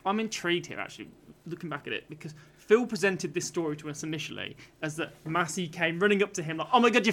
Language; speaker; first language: English; native; English